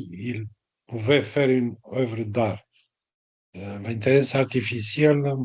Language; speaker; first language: French; non-native, fluent; Romanian